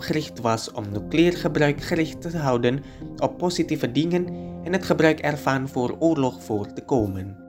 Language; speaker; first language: Dutch; non-native, fluent; Indonesian